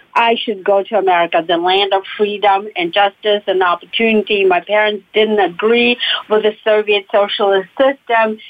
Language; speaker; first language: English; non-native, fluent; Russian